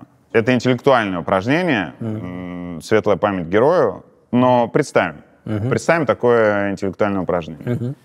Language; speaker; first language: Russian; native; Russian